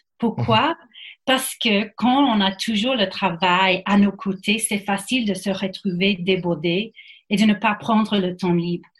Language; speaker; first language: French; non-native, fluent; English